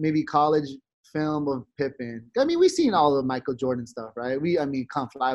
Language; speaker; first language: English; native; English